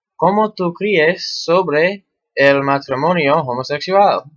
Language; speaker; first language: Spanish; non-native, learner; English